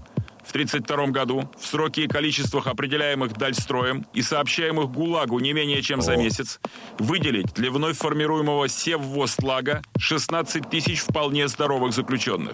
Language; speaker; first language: Russian; native; Russian